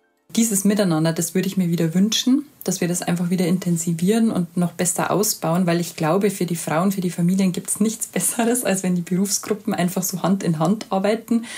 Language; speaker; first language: German; native; German